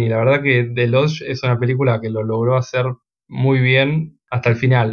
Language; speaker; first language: Spanish; native; Spanish